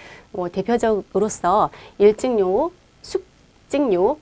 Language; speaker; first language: Korean; native; Korean